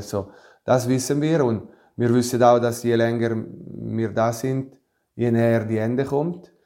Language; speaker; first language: German; non-native, fluent; Italian